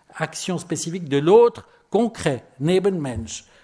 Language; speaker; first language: French; native; French